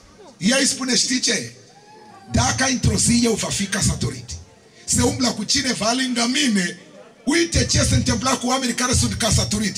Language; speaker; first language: Romanian; non-native, learner; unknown